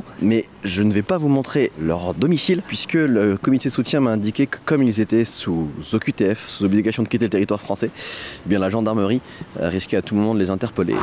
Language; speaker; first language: French; native; French